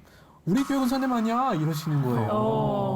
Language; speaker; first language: Korean; non-native, fluent; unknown